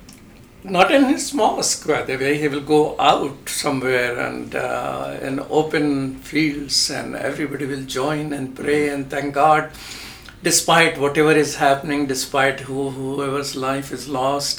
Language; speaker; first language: English; non-native, local second language; Urdu